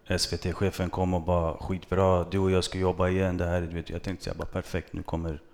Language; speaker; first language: Swedish; early bilingual, other home language; Kurdish